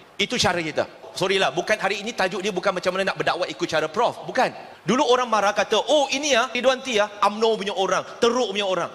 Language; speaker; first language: Malay; non-native, local second language; Chinese